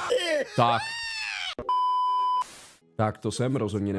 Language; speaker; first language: Czech; native; Czech